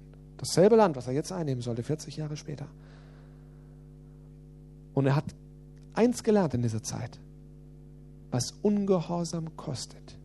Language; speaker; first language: German; native; German